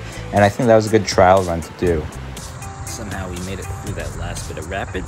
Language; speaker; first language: English; native; English